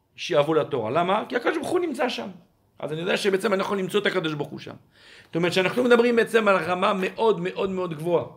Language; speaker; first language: Hebrew; non-native, fluent; French